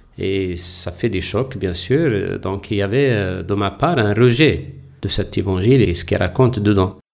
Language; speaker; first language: French; non-native, local second language; Kabyle